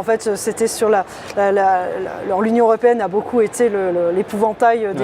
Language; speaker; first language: French; native; French